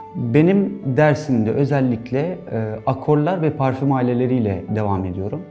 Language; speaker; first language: Turkish; non-native, fluent; Arabic